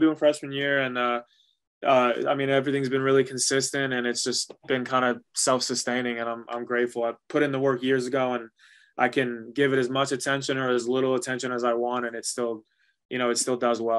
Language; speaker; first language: English; early bilingual, other home language; Spanish